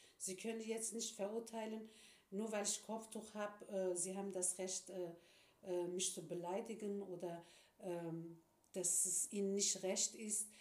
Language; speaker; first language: German; non-native, fluent; Turkish